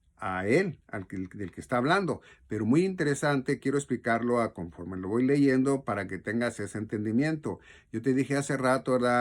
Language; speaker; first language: Spanish; native; Spanish